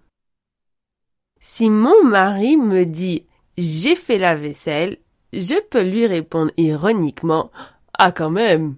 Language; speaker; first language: French; native; French